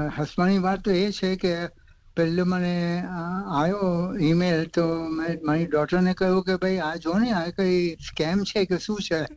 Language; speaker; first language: Gujarati; native; Gujarati